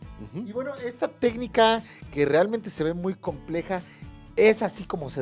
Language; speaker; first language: Spanish; native; Spanish